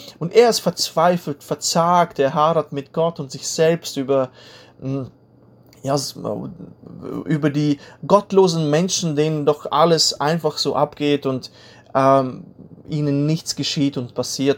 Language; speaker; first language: German; native; German